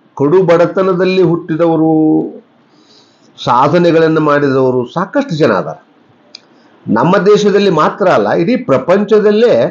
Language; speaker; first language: Kannada; native; Kannada